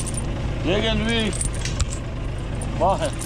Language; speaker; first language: German; non-native, learner; Turkish